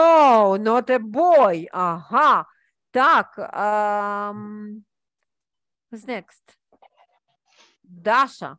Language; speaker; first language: English; non-native, fluent; Ukrainian